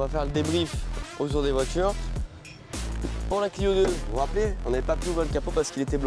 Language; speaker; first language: French; native; French